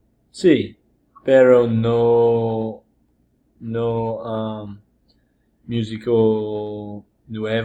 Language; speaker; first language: Spanish; non-native, learner; English